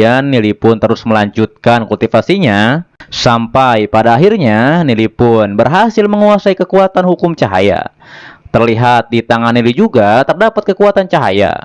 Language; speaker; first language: Indonesian; native; Indonesian